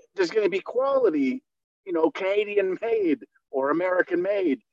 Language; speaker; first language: English; native; English